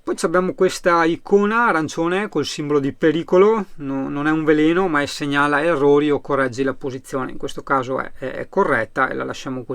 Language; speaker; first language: Italian; native; Italian